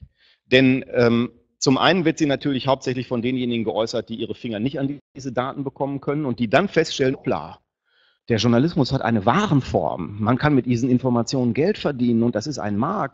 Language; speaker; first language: German; native; German